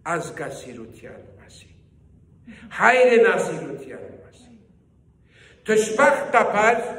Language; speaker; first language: Armenian; early bilingual, heritage; Armenian